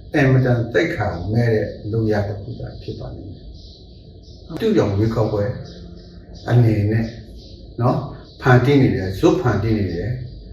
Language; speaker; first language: Burmese; native; Burmese